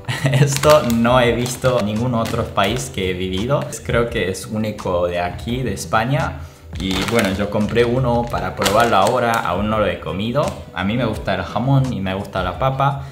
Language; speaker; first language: Spanish; non-native, fluent; Japanese